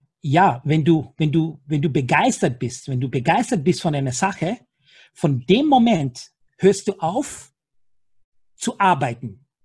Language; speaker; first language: German; non-native, fluent; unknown